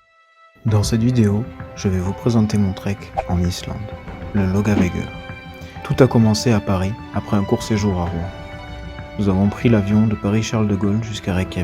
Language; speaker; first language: French; native; French